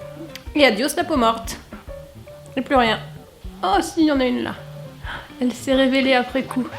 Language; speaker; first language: French; native; French